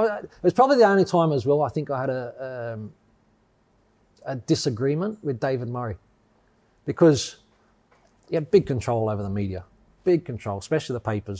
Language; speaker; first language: English; native; English